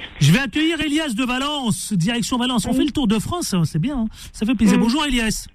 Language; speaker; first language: French; native; French